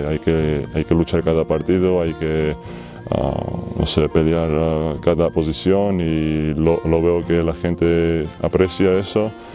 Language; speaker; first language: Spanish; non-native, fluent; Georgian